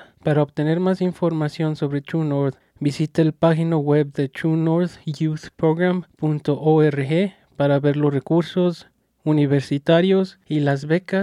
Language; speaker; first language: Spanish; early bilingual, other home language; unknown